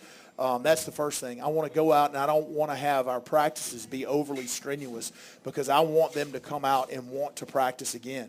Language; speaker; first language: English; native; English